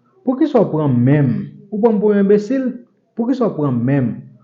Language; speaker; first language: French; non-native, learner; Haitian Creole